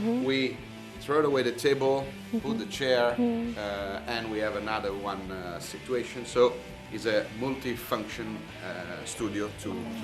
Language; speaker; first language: English; non-native, fluent; Italian